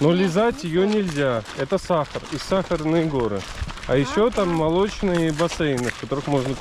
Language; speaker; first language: Russian; native; Russian